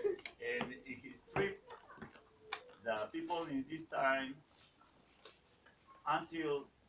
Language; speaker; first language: English; non-native, learner; Spanish